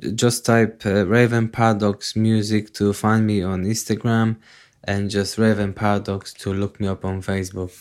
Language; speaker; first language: English; non-native, fluent; Polish